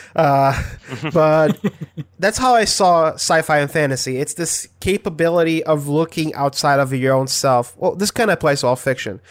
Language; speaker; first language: English; non-native, fluent; Portuguese